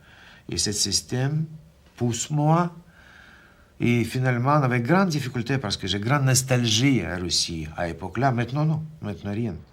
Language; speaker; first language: French; non-native, learner; Russian